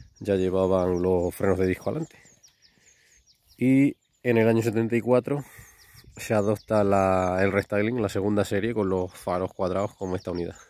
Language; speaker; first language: Spanish; native; Spanish